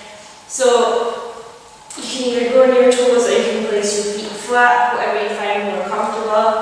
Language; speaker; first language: English; native; English